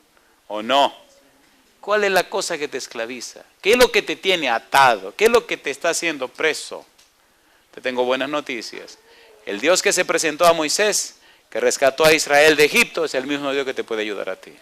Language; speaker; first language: Spanish; native; Spanish